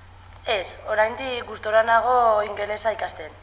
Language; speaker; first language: Basque; non-native, local second language; Spanish